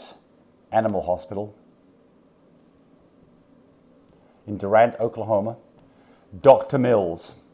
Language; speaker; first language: English; native; English